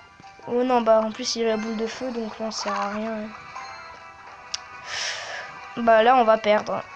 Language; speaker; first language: French; native; French